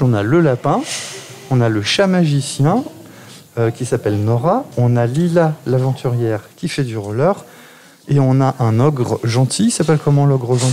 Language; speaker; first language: French; native; French